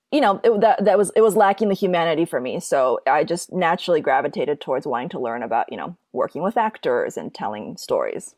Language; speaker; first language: English; native; English